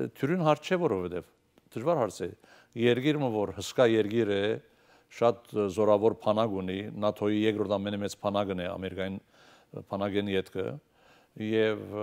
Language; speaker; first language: Armenian; early bilingual, heritage; Armenian